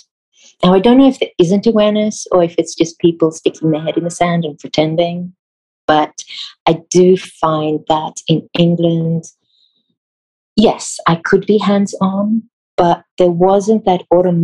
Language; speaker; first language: English; non-native, fluent; Hebrew